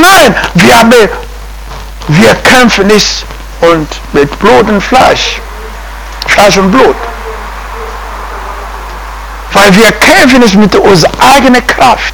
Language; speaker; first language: German; non-native, fluent; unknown